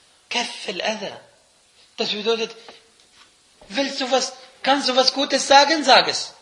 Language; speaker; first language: German; non-native, fluent; Arabic